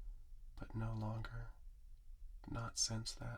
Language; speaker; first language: English; native; English